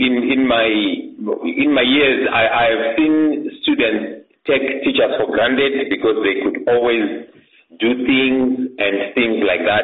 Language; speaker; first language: English; non-native, local second language; Shona